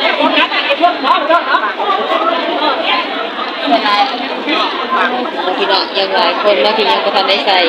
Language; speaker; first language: Thai; non-native, local second language; Lao